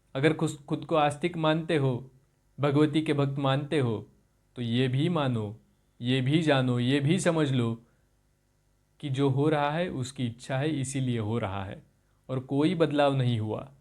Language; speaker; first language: Hindi; non-native, local second language; Marathi